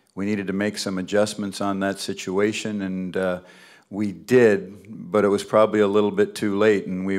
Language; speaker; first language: English; native; English